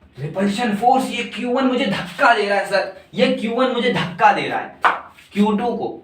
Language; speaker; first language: Hindi; native; Hindi